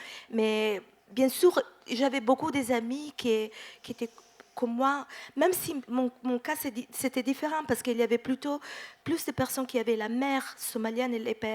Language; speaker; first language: French; non-native, fluent; Italian